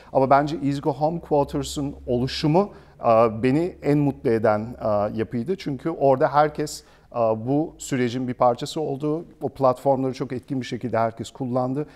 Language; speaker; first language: Turkish; early bilingual, heritage; Turkish